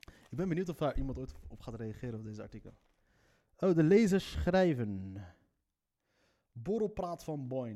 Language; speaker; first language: Dutch; native; Dutch